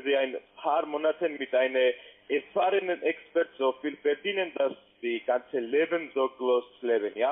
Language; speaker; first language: German; non-native, learner; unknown